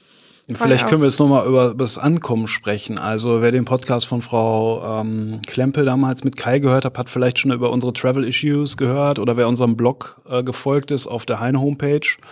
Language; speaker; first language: German; native; German